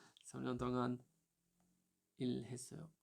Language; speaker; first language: Korean; non-native, learner; German